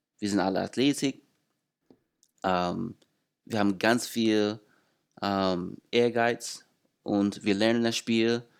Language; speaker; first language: German; non-native, fluent; English